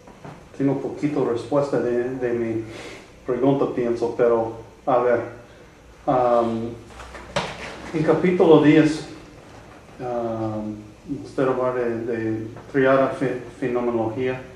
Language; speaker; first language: Spanish; non-native, learner; English